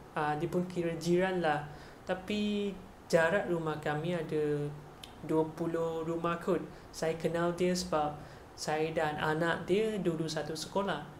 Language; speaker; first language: Malay; non-native, local second language; Chinese